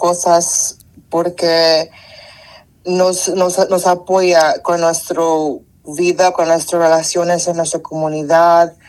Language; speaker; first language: Spanish; early bilingual, heritage; Spanish